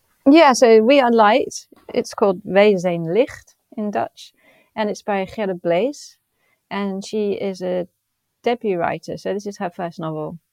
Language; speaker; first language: English; native; English